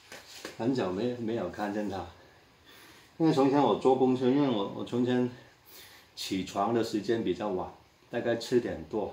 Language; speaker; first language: Chinese; non-native, local second language; Cantonese